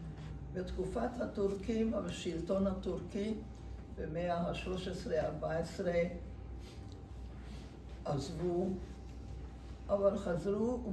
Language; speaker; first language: Hebrew; non-native, fluent; Hungarian